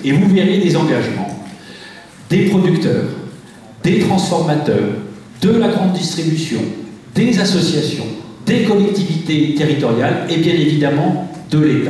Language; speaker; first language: French; native; French